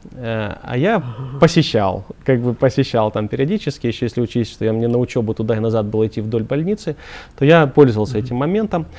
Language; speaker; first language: Russian; native; Russian